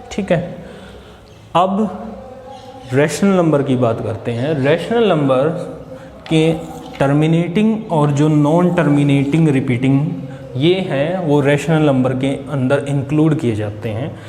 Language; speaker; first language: Hindi; native; Hindi